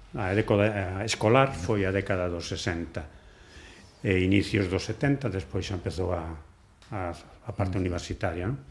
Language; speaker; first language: Galician; non-native, local second language; Spanish